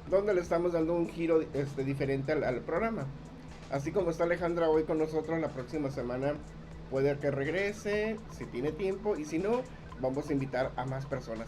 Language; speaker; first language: Spanish; native; Spanish